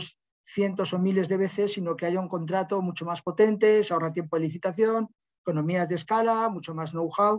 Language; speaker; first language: Spanish; native; Spanish